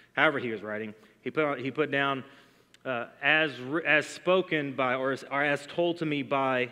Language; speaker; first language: English; native; English